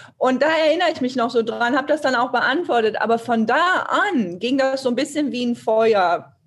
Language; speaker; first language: German; native; German